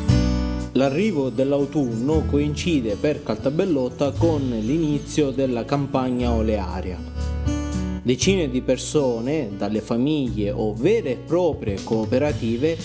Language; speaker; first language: Italian; native; Italian